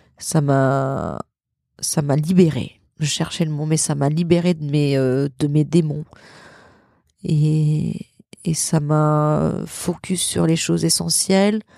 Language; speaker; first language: French; early bilingual, other home language; Portuguese